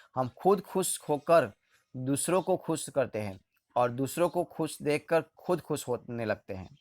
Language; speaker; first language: Hindi; non-native, local second language; Gujarati